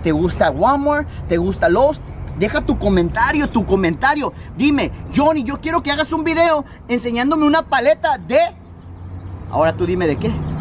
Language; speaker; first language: Spanish; early bilingual, heritage; Spanish